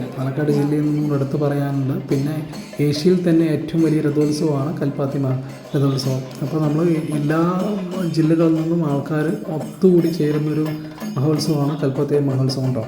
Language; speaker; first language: Malayalam; native; Malayalam